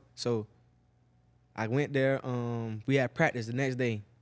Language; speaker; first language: English; native; English